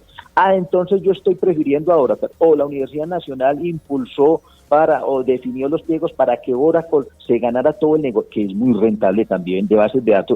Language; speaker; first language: Spanish; native; Spanish